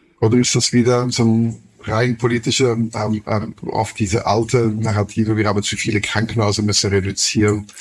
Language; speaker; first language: German; non-native, fluent; Dutch